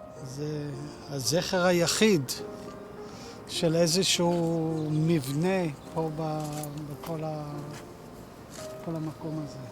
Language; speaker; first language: Hebrew; non-native, fluent; Dutch